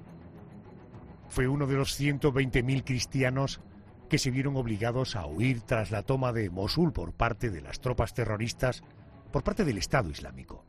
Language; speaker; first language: Spanish; native; Spanish